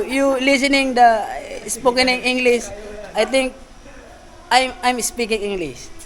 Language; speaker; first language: English; non-native, learner; Filipino